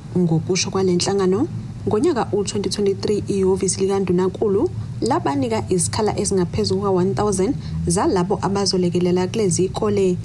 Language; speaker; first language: Zulu; native; Zulu